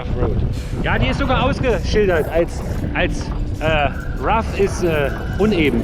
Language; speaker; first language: German; native; German